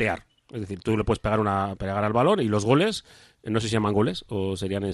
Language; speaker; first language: Spanish; native; Spanish